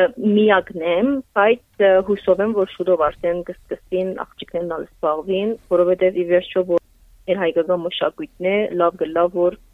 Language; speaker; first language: Armenian; early bilingual, heritage; Armenian